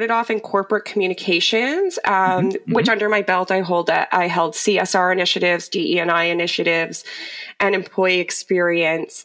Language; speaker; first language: English; native; English